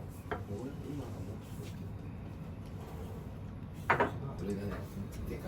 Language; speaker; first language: Japanese; native; Japanese